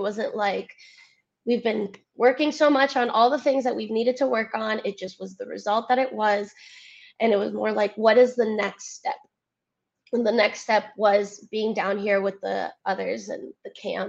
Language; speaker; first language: English; early bilingual, other home language; Spanish